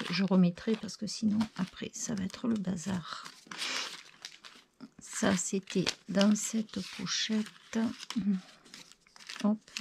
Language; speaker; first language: French; native; French